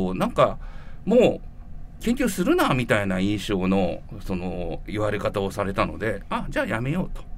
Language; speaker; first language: Japanese; native; Japanese